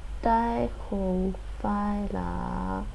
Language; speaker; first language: Vietnamese; non-native, learner; English